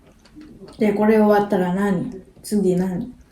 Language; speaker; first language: Japanese; non-native, fluent; Filipino